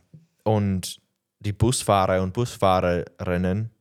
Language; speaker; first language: German; non-native, learner; English